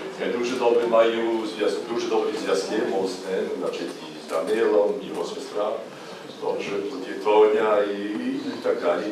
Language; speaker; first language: Ukrainian; early bilingual, heritage; Ukrainian